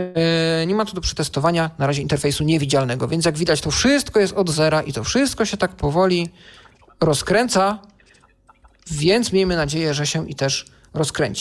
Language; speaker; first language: Polish; native; Polish